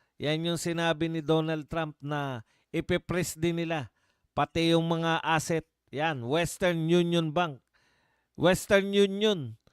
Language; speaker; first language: Filipino; native; Filipino